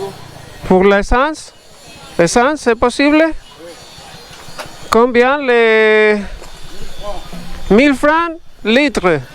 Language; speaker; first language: French; non-native, learner; Spanish